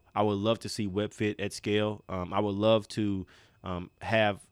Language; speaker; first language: English; native; English